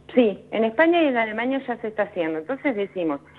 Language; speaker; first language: Spanish; native; Spanish